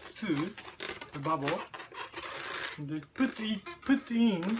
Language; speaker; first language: English; non-native, learner; Japanese